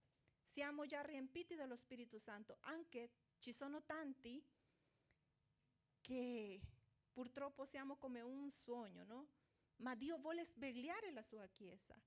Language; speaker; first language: Italian; non-native, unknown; Portuguese